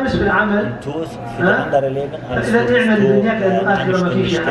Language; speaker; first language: German; non-native, fluent; Arabic